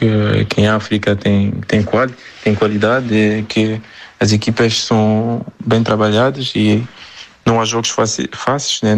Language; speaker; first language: Portuguese; non-native, fluent; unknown